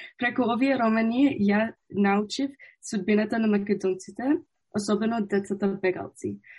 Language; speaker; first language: Macedonian; early bilingual, heritage; Macedonian